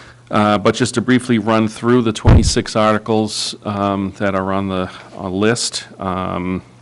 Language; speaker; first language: English; native; English